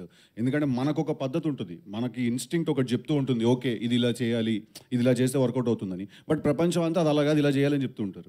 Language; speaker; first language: Telugu; native; Telugu